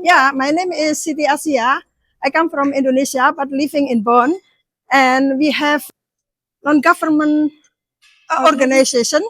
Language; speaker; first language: English; non-native, learner; Indonesian